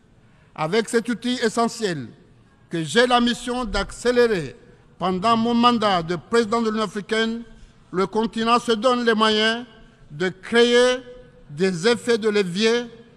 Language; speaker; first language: French; non-native, local second language; Ngazidja Comorian